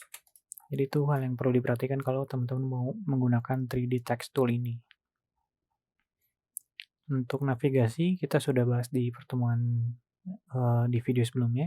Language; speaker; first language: Indonesian; native; Indonesian